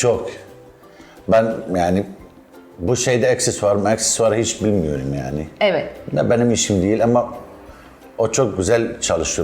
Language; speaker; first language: Turkish; non-native, learner; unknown